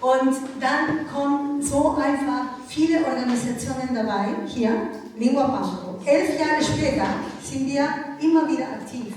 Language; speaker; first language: German; non-native, learner; Ukrainian